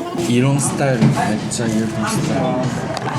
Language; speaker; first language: Korean; non-native, learner; Japanese